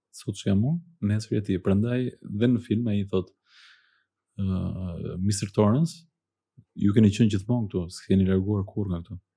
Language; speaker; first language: Albanian; early bilingual, heritage; Albanian